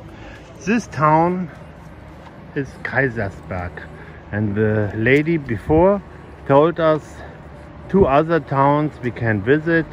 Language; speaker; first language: English; non-native, learner; German